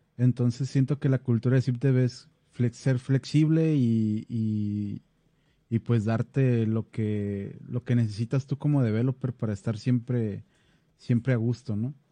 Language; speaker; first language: Spanish; native; Spanish